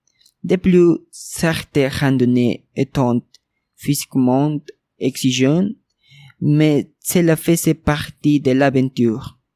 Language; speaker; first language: French; non-native, learner; Spanish